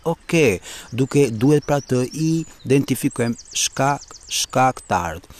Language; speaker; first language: Albanian; early bilingual, heritage; Albanian